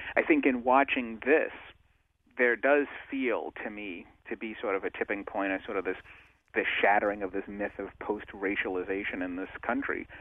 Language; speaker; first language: English; native; English